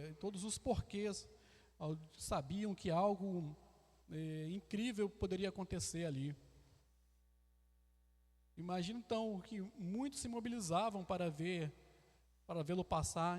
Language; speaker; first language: Portuguese; native; Portuguese